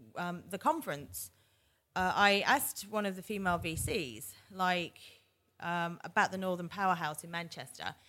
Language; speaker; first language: English; native; English